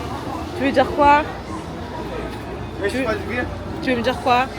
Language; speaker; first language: French; native; French